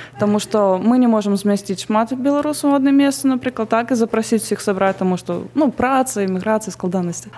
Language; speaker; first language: Belarusian; non-native, local second language; Russian